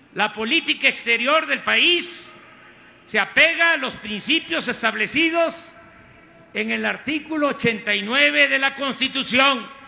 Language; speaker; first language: Spanish; native; Spanish